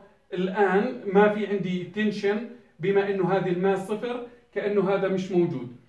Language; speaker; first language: Arabic; native; Arabic